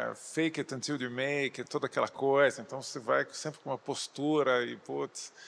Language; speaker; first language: Portuguese; native; Portuguese